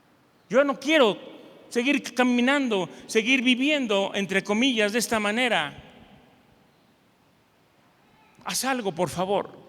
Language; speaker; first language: Spanish; native; Spanish